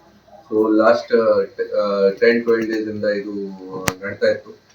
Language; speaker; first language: Kannada; non-native, fluent; Hindi